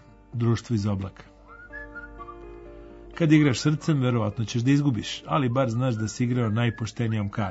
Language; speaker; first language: Croatian; native; Croatian